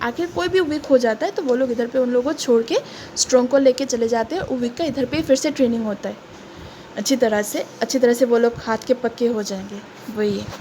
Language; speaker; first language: Hindi; non-native, local second language; Bangla